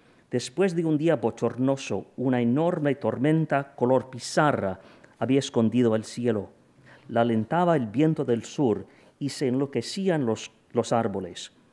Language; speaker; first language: Spanish; non-native, fluent; English